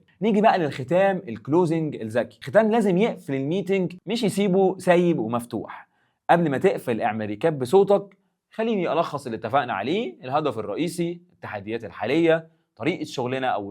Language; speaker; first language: Arabic; native; Arabic